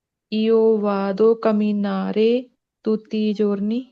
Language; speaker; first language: Italian; non-native, learner; Punjabi